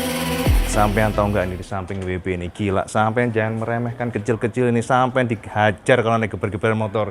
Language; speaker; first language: Indonesian; native; Indonesian